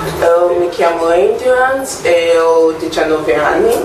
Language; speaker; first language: Italian; non-native, learner; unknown